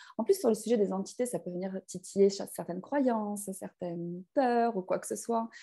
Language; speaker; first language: French; native; French